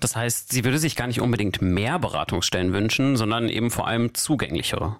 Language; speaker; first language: German; native; German